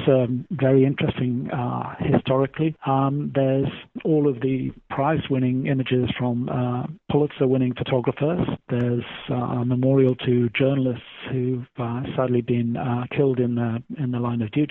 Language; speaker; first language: English; native; English